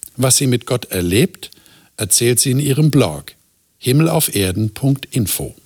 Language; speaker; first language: German; native; German